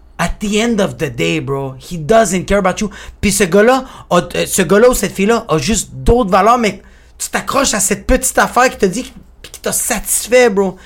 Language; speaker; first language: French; early bilingual, other home language; Spanish